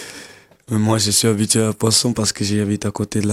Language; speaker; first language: French; non-native, learner; Kabuverdianu